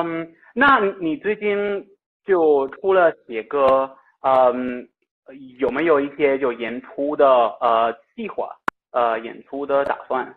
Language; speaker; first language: Chinese; non-native, fluent; Italian